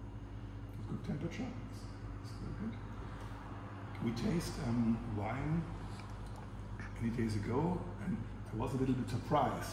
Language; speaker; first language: English; non-native, learner; German